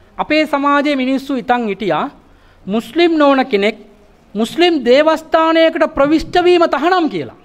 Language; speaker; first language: Sinhala; non-native, local second language; Tamil